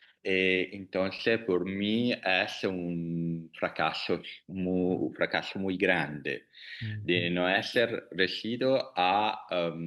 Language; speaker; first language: Spanish; non-native, learner; Italian